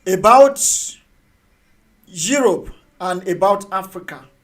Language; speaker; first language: English; non-native, local second language; Yoruba